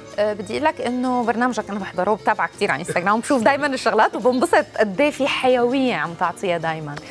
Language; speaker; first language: Arabic; native; Arabic